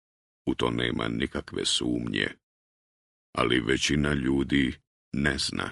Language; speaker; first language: Croatian; native; Croatian